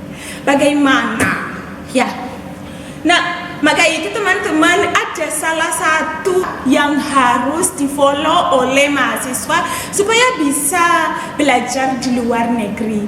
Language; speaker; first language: Indonesian; non-native, fluent; English